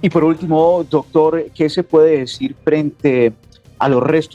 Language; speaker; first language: Spanish; native; Spanish